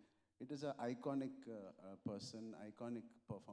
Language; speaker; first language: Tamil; non-native, local second language; Telugu